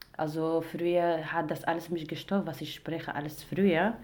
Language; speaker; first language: German; non-native, learner; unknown